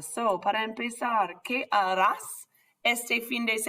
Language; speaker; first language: Spanish; non-native, fluent; English